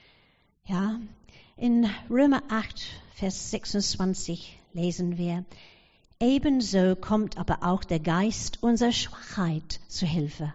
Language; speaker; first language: German; non-native, fluent; English